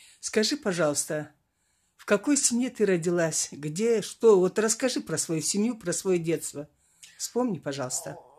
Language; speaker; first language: Russian; non-native, local second language; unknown